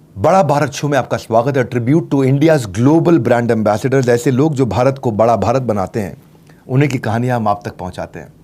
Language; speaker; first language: Hindi; native; Hindi